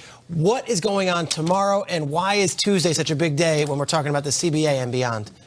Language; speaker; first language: English; native; English